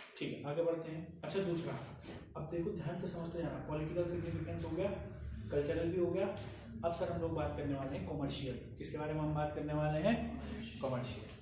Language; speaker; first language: Hindi; native; Hindi